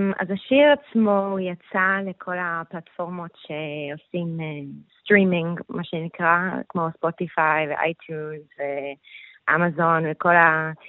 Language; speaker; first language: Hebrew; early bilingual, heritage; Hebrew